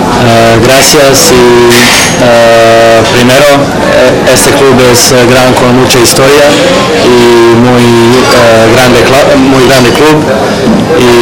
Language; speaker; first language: Spanish; non-native, learner; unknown